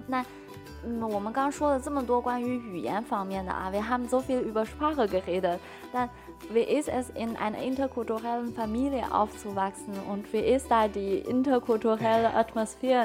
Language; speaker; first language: German; non-native, fluent; Chinese